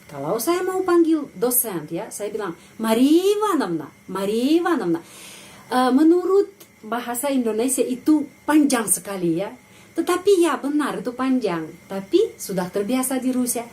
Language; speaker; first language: Indonesian; non-native, fluent; Russian